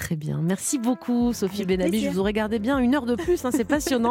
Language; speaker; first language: French; native; French